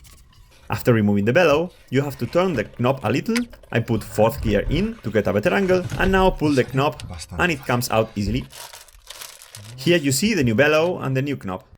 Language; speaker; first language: English; non-native, fluent; Spanish